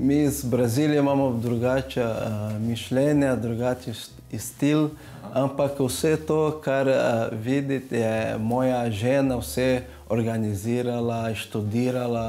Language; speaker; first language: Slovenian; non-native, learner; Portuguese